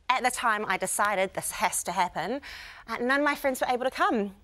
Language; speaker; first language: English; native; English